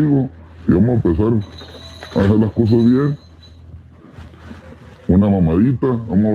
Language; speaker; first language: Spanish; native; Spanish